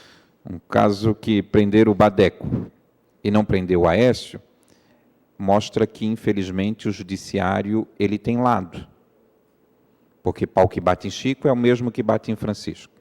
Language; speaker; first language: Portuguese; native; Portuguese